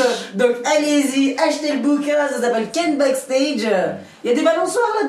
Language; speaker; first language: French; native; French